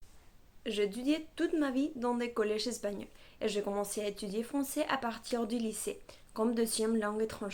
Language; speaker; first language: French; non-native, fluent; Spanish